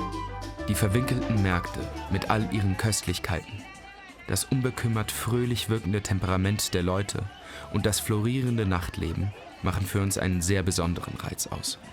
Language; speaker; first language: German; native; German